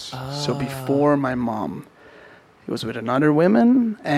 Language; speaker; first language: English; non-native, fluent; Dutch